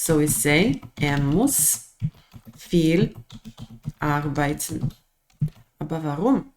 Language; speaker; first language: German; non-native, fluent; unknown